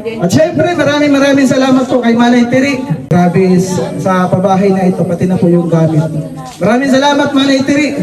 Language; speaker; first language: Filipino; non-native, local second language; Waray